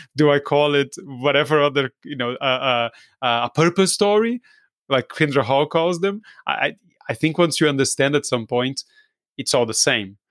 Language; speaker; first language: English; non-native, fluent; Portuguese